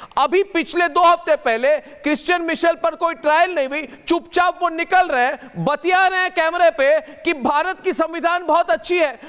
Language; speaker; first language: Hindi; non-native, local second language; Assamese